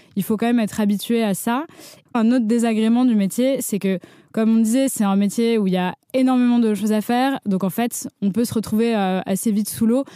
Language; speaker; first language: French; native; French